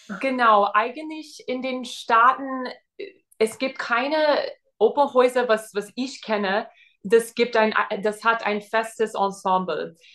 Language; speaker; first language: German; non-native, fluent; English